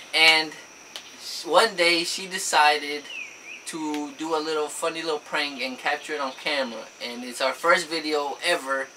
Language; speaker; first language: English; native; English